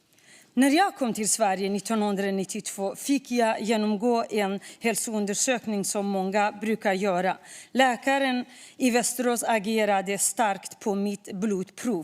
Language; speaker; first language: Swedish; non-native, fluent; Kurdish